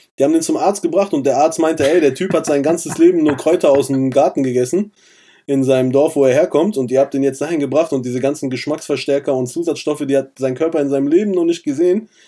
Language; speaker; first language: German; early bilingual, other home language; Persian